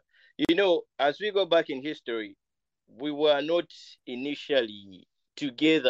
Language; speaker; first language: English; non-native, local second language; Bemba